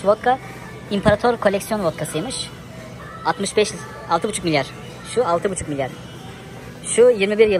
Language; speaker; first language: Turkish; native; Turkish